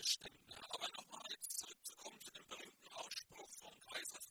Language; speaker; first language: German; native; German